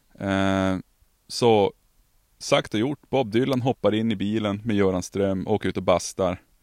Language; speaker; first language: Swedish; native; Swedish